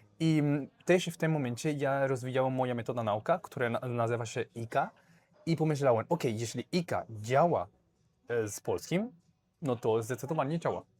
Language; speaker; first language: Polish; non-native, learner; Spanish